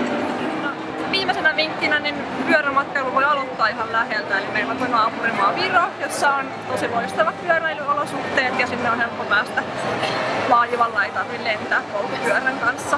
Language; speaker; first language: Finnish; native; Finnish